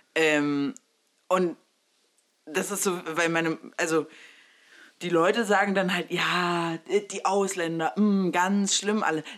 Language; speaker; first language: German; early bilingual, other home language; Spanish